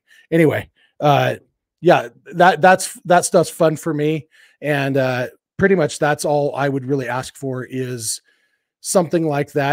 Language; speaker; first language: English; native; English